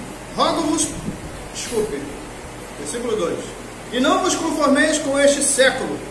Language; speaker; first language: Portuguese; native; Portuguese